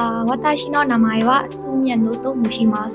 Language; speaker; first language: Japanese; non-native, learner; Burmese